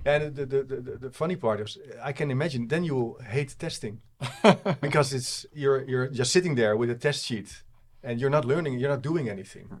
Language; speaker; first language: English; non-native, fluent; Dutch